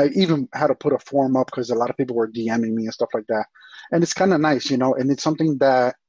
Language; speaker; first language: English; early bilingual, other home language; Spanish